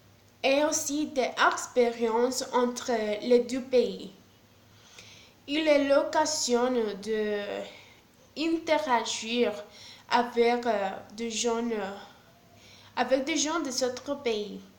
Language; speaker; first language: French; non-native, learner; Spanish